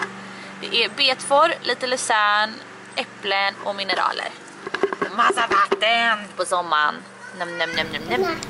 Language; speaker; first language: Swedish; native; Swedish